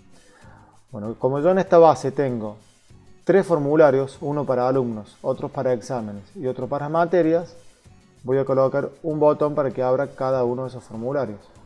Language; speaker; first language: Spanish; native; Spanish